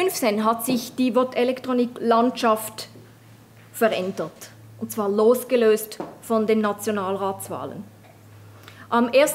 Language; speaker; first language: German; native; German